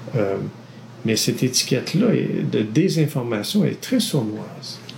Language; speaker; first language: French; native; French